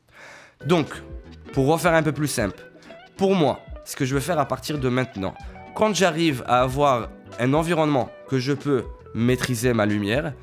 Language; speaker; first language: French; native; French